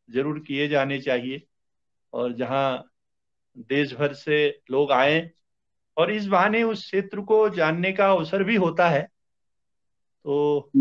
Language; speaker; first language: Hindi; native; Hindi